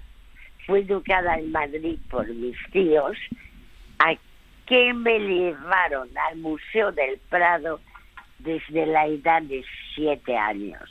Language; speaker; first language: Spanish; early bilingual, other home language; French